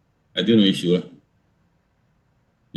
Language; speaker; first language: English; non-native, local second language; Malay